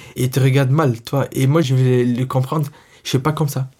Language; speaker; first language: French; non-native, fluent; Arabic